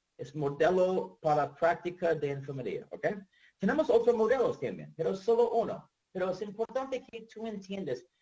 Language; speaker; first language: Spanish; non-native, learner; English